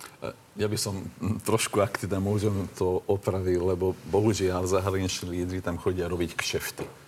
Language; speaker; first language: Slovak; non-native, local second language; Hungarian